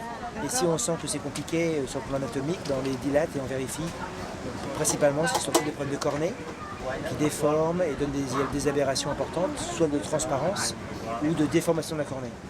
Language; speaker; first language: French; native; French